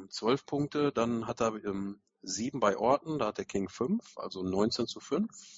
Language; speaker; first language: German; native; German